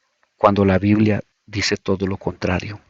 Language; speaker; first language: Spanish; native; Spanish